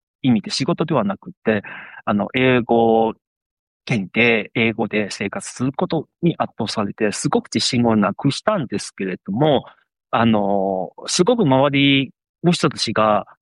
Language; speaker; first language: Japanese; non-native, fluent; Chinese